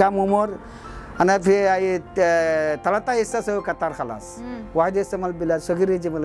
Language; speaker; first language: Arabic; non-native, learner; Bangla